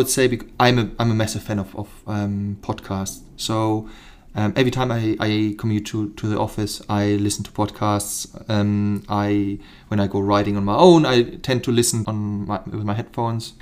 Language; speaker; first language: English; non-native, fluent; German